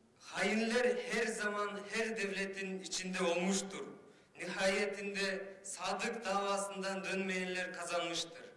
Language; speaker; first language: Turkish; non-native, fluent; Kyrgyz